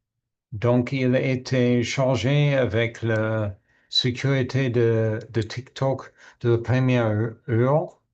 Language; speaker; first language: French; non-native, learner; English